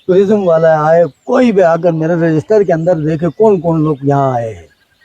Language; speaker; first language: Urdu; non-native, local second language; Shina